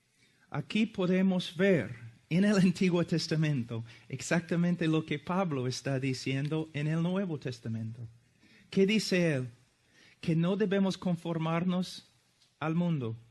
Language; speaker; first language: Spanish; non-native, fluent; English